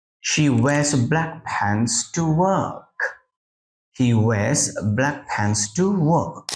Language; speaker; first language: English; non-native, local second language; Bangla